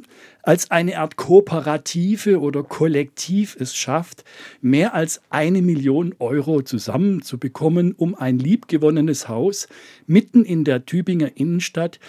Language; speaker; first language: German; native; German